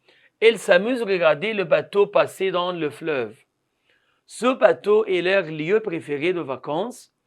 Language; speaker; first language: French; non-native, fluent; Arabic